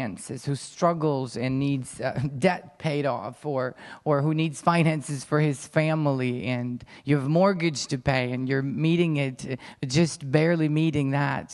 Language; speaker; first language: English; non-native, fluent; Ukrainian